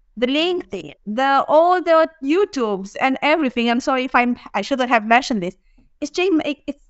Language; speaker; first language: English; non-native, fluent; Romanian